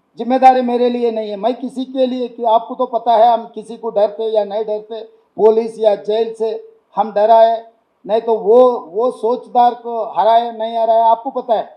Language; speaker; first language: Hindi; non-native, local second language; Telugu